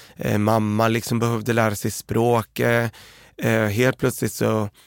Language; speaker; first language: Swedish; early bilingual, other home language; Arabic